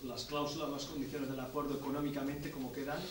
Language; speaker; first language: Spanish; native; Spanish